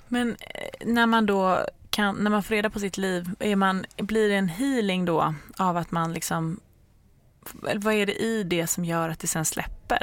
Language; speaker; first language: Swedish; native; Swedish